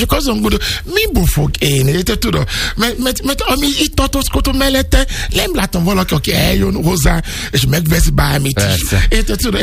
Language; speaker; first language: Hungarian; non-native, fluent; Yoruba